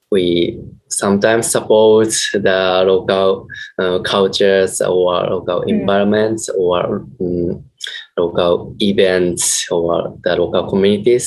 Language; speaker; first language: English; non-native, learner; Japanese